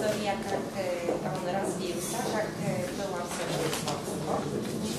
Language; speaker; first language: Greek; non-native, learner; Russian